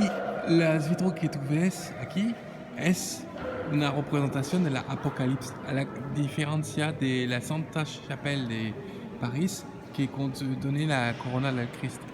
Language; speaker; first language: Spanish; non-native, learner; French